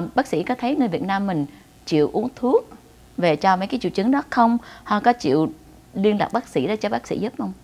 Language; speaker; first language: Vietnamese; early bilingual, heritage; Vietnamese